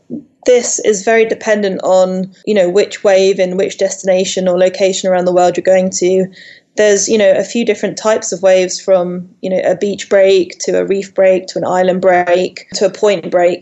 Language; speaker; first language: English; native; English